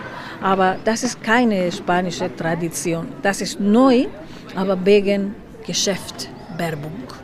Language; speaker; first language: German; non-native, learner; Spanish